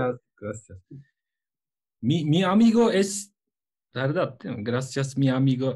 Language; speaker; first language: Spanish; non-native, learner; Turkish